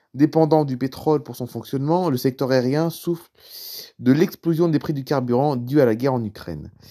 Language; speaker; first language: French; native; French